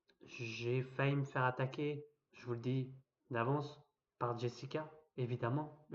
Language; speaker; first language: French; native; French